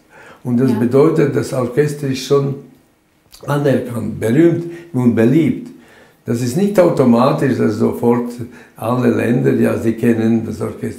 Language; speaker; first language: German; non-native, fluent; Latvian